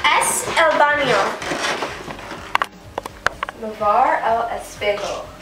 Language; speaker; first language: Spanish; non-native, learner; English